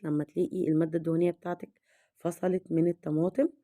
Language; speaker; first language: Arabic; native; Arabic